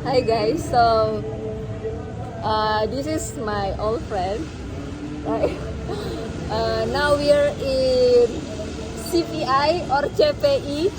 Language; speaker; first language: English; non-native, fluent; Indonesian